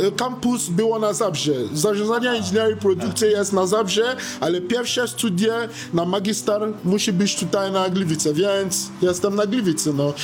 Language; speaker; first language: Polish; non-native, learner; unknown